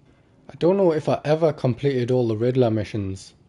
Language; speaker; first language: English; native; English